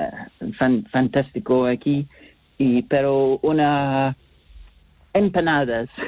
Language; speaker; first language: Spanish; non-native, learner; English